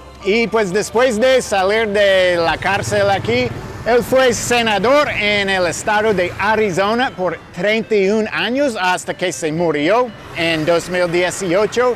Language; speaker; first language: Spanish; non-native, fluent; English